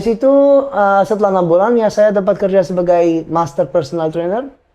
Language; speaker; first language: Indonesian; non-native, fluent; Arabic